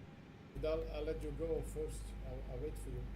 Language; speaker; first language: English; non-native, learner; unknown